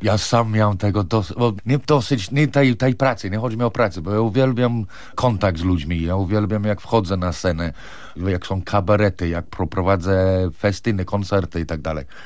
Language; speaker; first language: Polish; non-native, fluent; English